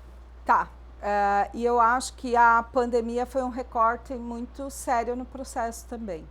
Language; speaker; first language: Portuguese; native; Portuguese